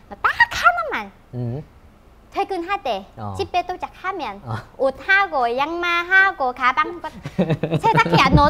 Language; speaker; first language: Korean; non-native, local second language; Vietnamese